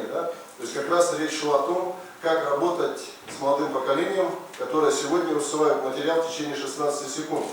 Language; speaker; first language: Russian; native; Russian